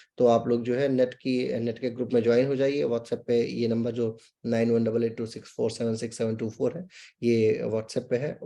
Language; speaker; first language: Hindi; native; Hindi